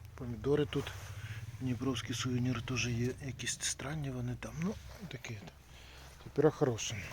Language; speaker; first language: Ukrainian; native; Ukrainian